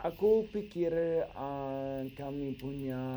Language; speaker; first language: Indonesian; non-native, learner; English